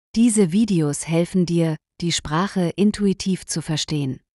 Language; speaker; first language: German; native; German